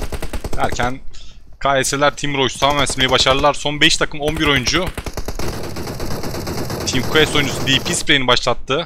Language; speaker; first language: Turkish; native; Turkish